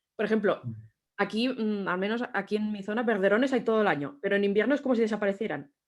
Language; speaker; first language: Spanish; native; Spanish